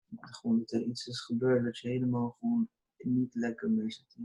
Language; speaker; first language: Dutch; early bilingual, other home language; Urdu